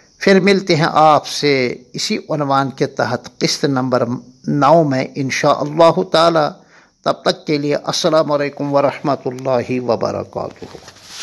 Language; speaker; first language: Urdu; non-native, local second language; Kashmiri